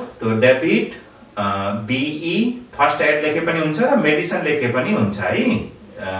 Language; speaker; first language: Nepali; native; Nepali